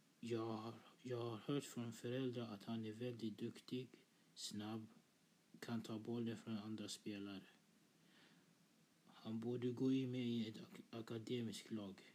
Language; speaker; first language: Swedish; early bilingual, other home language; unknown